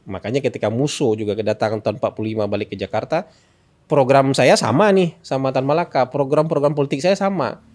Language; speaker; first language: Indonesian; non-native, local second language; Minangkabau